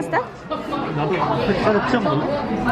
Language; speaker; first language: Korean; non-native, learner; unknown